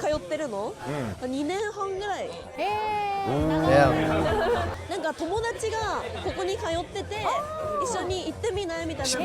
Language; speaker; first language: Japanese; native; Japanese